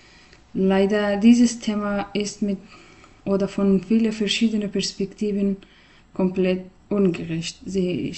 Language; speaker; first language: German; non-native, learner; Persian